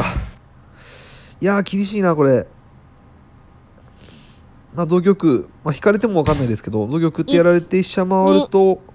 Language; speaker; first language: Japanese; native; Japanese